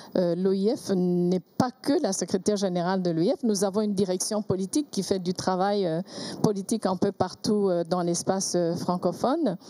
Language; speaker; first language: French; non-native, local second language; Kinyarwanda